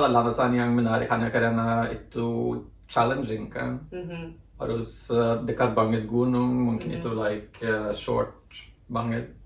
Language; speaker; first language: Indonesian; non-native, fluent; Norwegian